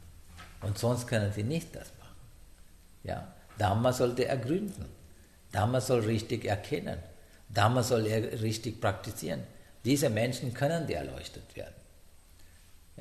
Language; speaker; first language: German; non-native, learner; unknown